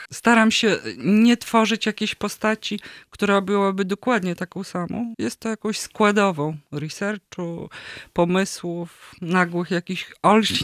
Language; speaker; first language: Polish; native; Polish